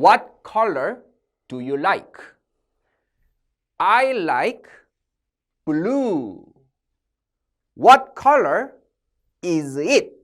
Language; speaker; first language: English; non-native, fluent; Korean